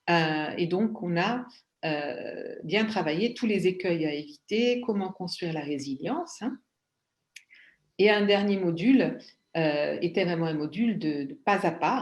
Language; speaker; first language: French; native; French